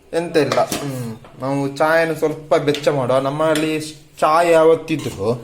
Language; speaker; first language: Kannada; non-native, local second language; Tulu